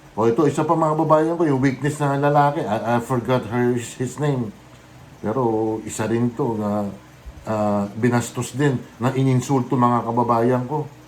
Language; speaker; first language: Filipino; non-native, local second language; Bikol